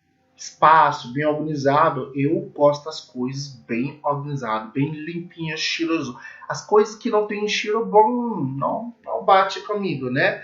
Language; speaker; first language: Portuguese; non-native, learner; English